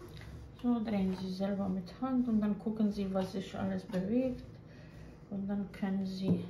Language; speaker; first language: German; non-native, fluent; Croatian